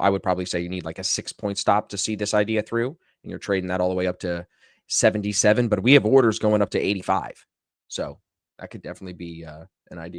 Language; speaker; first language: English; native; English